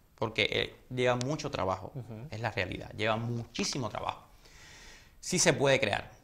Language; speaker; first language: Spanish; native; Spanish